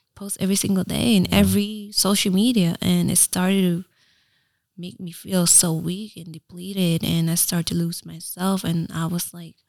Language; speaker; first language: English; early bilingual, other home language; Filipino